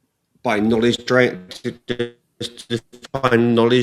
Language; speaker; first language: English; native; English